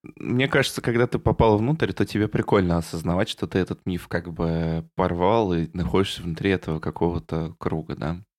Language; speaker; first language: Russian; native; Russian